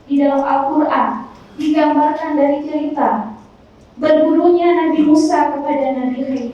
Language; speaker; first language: Indonesian; native; Indonesian